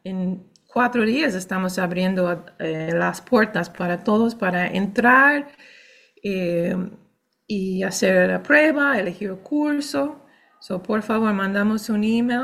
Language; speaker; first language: Spanish; non-native, fluent; English